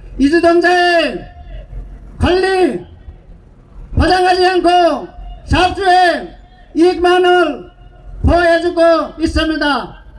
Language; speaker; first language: Korean; non-native, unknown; Nepali